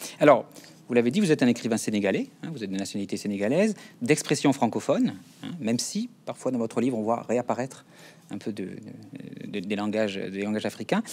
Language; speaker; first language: French; native; French